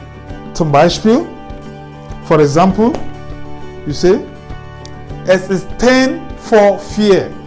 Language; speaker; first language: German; non-native, fluent; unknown